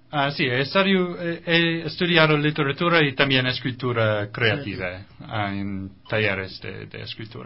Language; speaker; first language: Spanish; non-native, fluent; English